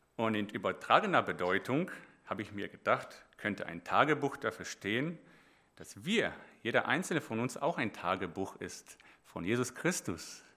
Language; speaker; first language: German; native; German